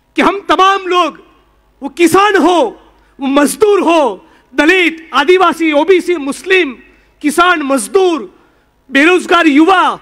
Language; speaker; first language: Hindi; non-native, local second language; Gujarati